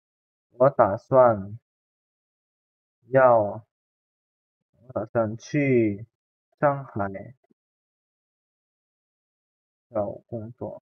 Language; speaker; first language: Chinese; non-native, fluent; Indonesian